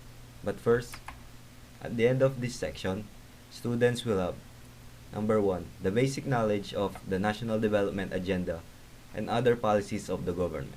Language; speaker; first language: English; non-native, local second language; Filipino